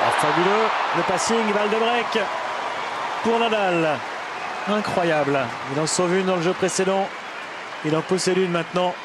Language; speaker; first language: French; native; French